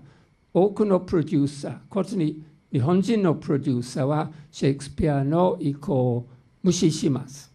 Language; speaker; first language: Japanese; non-native, fluent; English